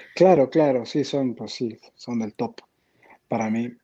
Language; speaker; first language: Spanish; native; Spanish